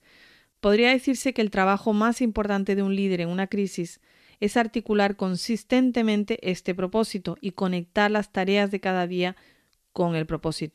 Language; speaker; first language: Spanish; native; Spanish